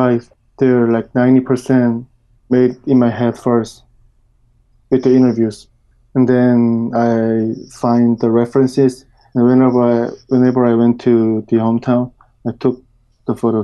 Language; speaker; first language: English; non-native, fluent; Korean